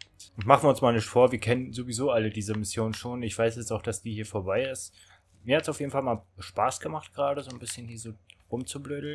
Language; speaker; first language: German; native; German